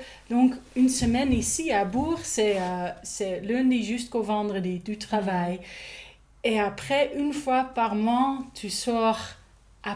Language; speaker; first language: French; non-native, learner; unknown